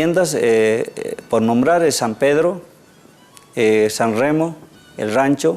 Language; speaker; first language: Spanish; native; Spanish